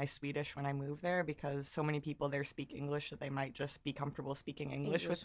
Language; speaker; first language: English; native; English